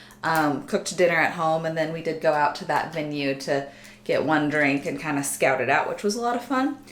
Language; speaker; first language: English; native; English